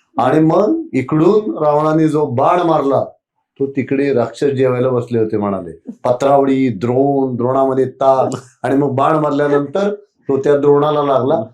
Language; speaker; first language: Marathi; native; Marathi